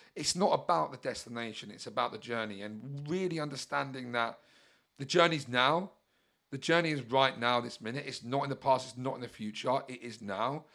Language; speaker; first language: English; native; English